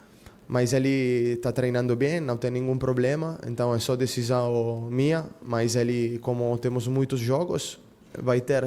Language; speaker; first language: Portuguese; non-native, fluent; Spanish